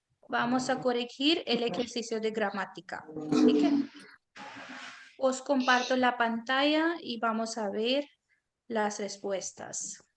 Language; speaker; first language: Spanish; non-native, fluent; Hindi